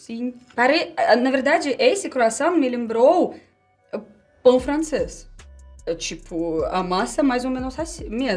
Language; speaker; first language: Portuguese; non-native, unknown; Russian